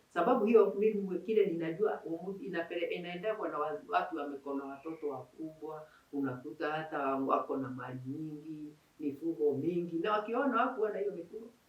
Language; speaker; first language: Swahili; non-native, local second language; Kikuyu